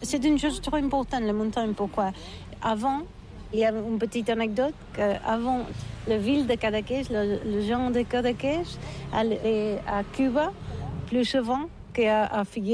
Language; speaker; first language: French; non-native, learner; Catalan